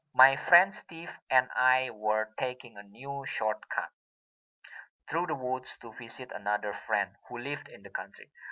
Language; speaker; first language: English; non-native, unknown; Indonesian